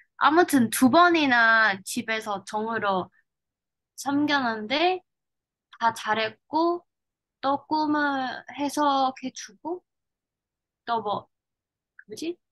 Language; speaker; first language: Korean; non-native, learner; Chinese